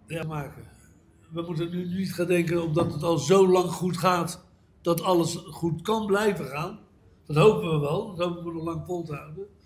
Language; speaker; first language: Dutch; native; Dutch